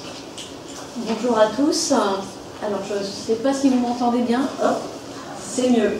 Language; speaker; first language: French; native; French